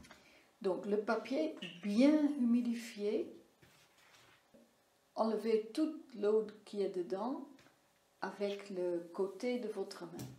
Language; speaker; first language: French; non-native, fluent; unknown